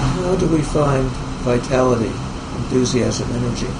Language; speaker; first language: English; native; English